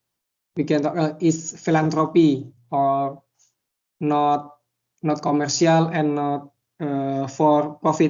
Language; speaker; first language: English; non-native, learner; Indonesian